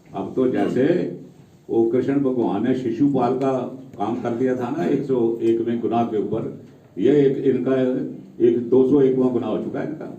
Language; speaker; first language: Hindi; non-native, local second language; Punjabi